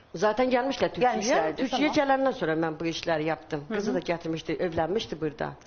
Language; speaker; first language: Turkish; non-native, learner; Persian